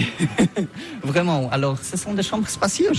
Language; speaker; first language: French; non-native, learner; Polish